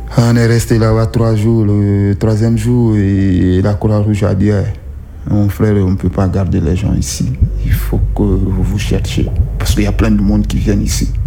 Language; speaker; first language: French; non-native, local second language; Susu